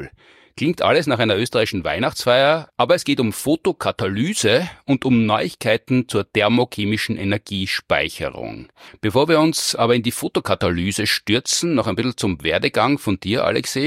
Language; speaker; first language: German; native; German